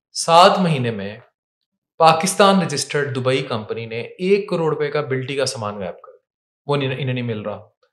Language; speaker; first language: Urdu; non-native, local second language; Punjabi